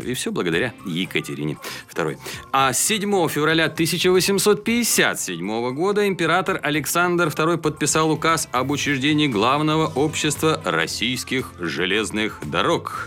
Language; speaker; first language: Russian; native; Russian